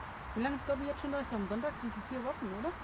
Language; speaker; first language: German; native; German